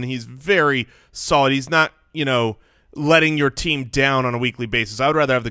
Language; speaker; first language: English; native; English